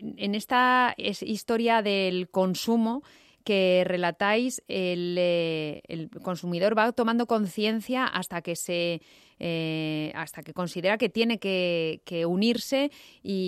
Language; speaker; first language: Spanish; native; Spanish